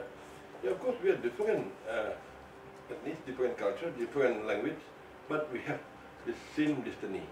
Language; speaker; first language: English; non-native, fluent; Indonesian